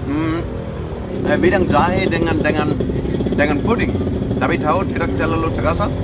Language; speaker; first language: Indonesian; non-native, fluent; German